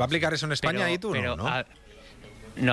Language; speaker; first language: Spanish; native; Spanish